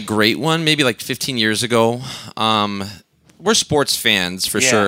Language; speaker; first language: English; native; English